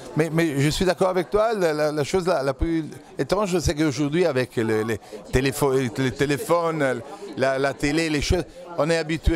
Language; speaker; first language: French; non-native, fluent; Italian